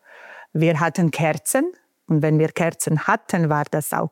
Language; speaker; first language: German; non-native, fluent; Bosnian